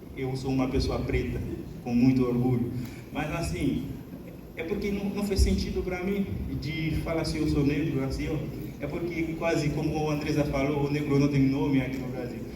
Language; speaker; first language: Portuguese; non-native, fluent; Haitian Creole